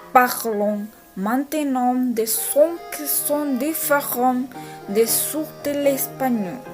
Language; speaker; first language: French; non-native, learner; Spanish